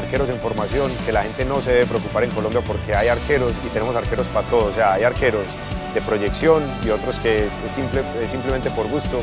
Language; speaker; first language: Spanish; native; Spanish